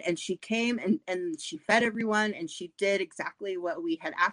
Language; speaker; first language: English; native; English